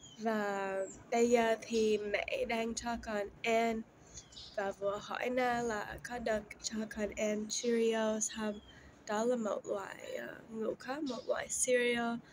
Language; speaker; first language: Vietnamese; early bilingual, heritage; Vietnamese